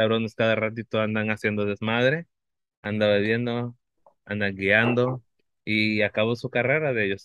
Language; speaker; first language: Spanish; early bilingual, heritage; Spanish